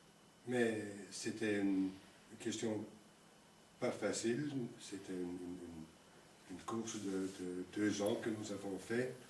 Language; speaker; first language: French; non-native, local second language; Dutch